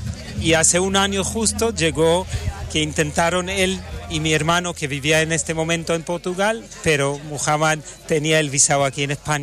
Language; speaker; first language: Spanish; non-native, fluent; Hebrew